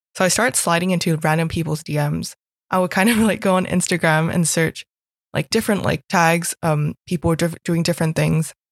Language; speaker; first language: English; non-native, local second language; Cantonese